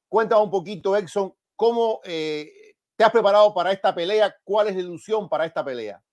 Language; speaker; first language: Spanish; native; Spanish